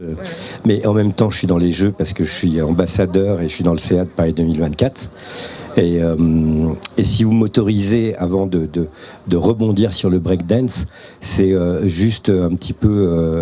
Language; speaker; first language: French; native; French